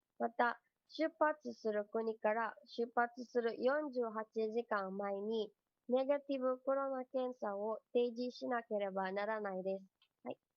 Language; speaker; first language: Japanese; non-native, learner; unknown